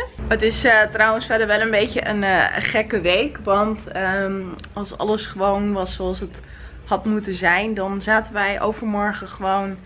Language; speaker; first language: Dutch; native; Dutch